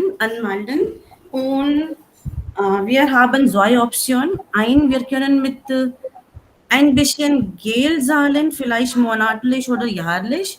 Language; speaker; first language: German; non-native, learner; Hindi